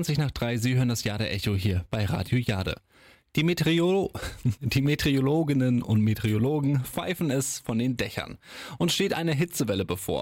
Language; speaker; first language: German; native; German